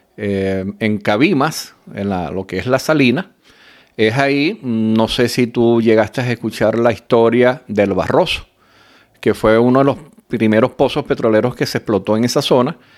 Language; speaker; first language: Spanish; native; Spanish